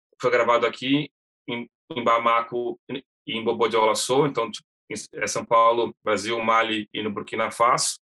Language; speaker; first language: Portuguese; native; Portuguese